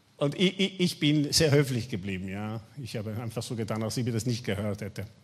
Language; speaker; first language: German; non-native, fluent; Italian